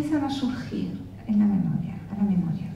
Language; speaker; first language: Spanish; native; Spanish